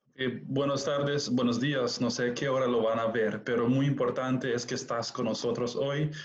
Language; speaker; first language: Spanish; non-native, fluent; Papiamento